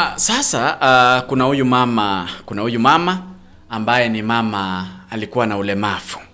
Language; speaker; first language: Swahili; non-native, local second language; Gusii